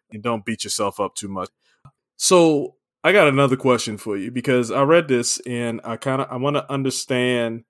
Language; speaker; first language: English; native; English